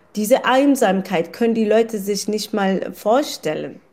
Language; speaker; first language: German; non-native, fluent; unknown